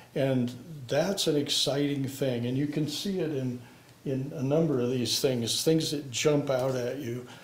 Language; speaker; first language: English; native; English